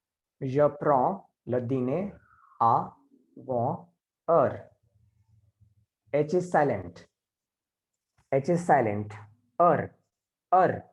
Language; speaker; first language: French; non-native, learner; Hindi